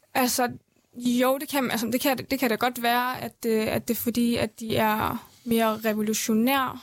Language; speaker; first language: Danish; early bilingual, other home language; Central Kurdish